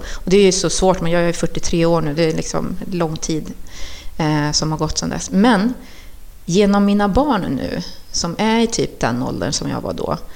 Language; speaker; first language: Swedish; early bilingual, other home language; Spanish